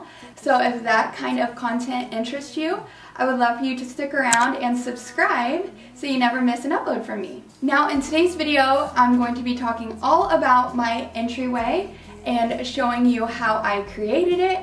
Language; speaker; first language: English; native; English